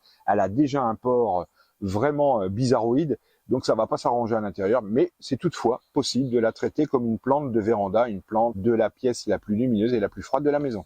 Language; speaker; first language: French; native; French